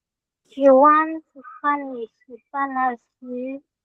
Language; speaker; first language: Chinese; non-native, learner; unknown